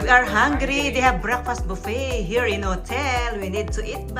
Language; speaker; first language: English; non-native, local second language; Filipino